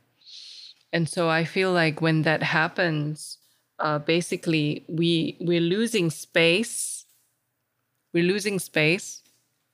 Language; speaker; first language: English; non-native, local second language; Malay